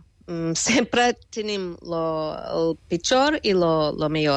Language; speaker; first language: Catalan; non-native, fluent; English